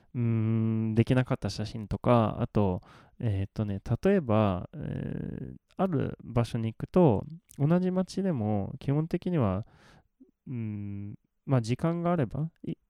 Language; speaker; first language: Japanese; non-native, fluent; Swedish